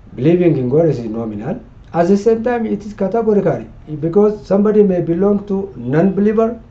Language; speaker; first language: English; non-native, local second language; Amharic